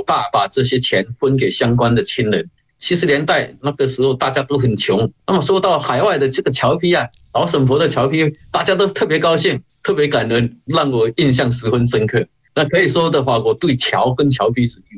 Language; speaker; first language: Chinese; native; Chinese